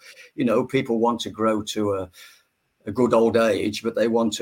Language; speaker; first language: English; native; English